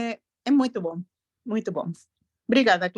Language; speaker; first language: Portuguese; non-native, fluent; Spanish